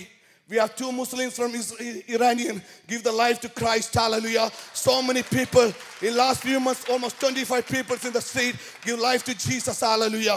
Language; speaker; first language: English; non-native, local second language; Malayalam